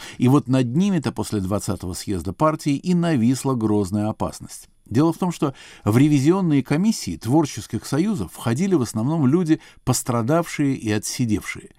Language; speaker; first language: Russian; native; Russian